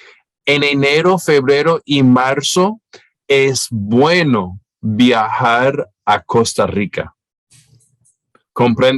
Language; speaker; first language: Spanish; non-native, fluent; English